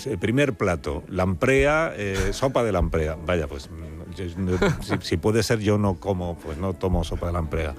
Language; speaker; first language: Spanish; native; Spanish